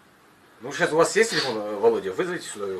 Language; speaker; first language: Russian; native; Russian